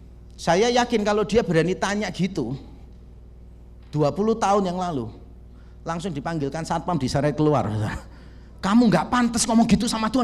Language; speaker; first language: Indonesian; native; Indonesian